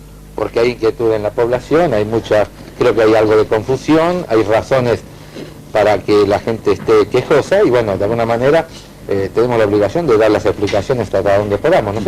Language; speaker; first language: Spanish; native; Spanish